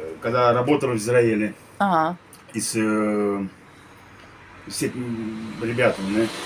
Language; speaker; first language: Russian; non-native, learner; Romanian